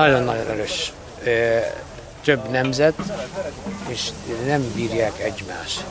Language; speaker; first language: Hungarian; non-native, fluent; Arabic